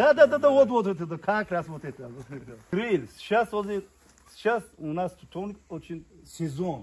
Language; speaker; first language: Russian; non-native, learner; Tajik